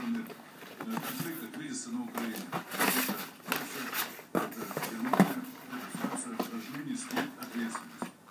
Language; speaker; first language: Russian; native; Russian